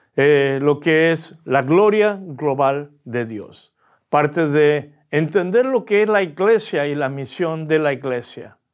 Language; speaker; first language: Spanish; early bilingual, other home language; Korean